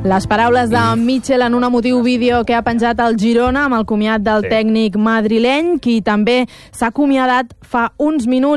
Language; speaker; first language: Catalan; native; Catalan